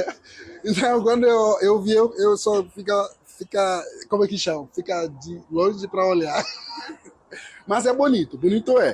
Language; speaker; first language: Portuguese; non-native, learner; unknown